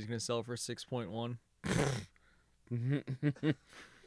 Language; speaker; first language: English; native; English